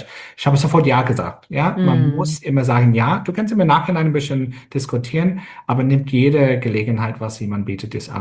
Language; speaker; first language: German; non-native, fluent; English